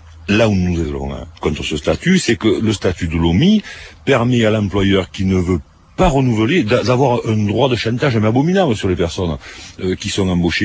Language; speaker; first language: French; native; French